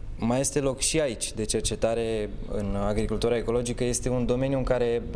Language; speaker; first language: Romanian; native; Romanian